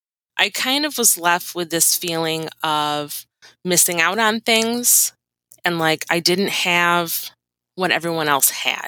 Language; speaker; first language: English; native; English